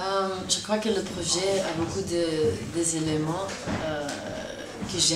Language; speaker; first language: French; non-native, local second language; Dutch